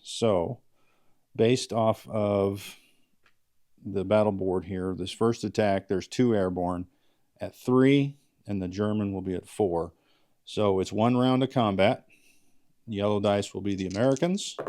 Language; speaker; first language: English; native; English